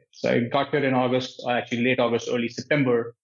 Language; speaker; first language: English; non-native, local second language; Hindi